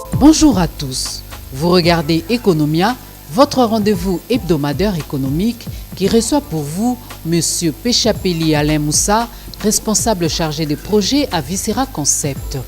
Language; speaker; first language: French; non-native, local second language; Lingala